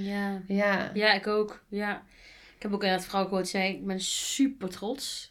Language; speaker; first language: Dutch; native; Dutch